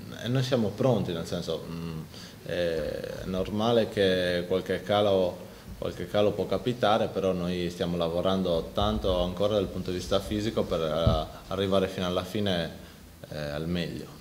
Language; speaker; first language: Italian; native; Italian